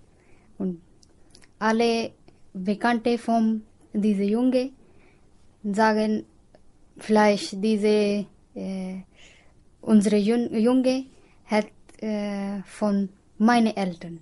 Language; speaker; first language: German; non-native, learner; Punjabi